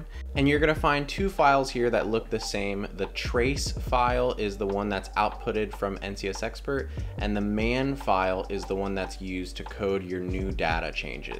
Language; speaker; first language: English; native; English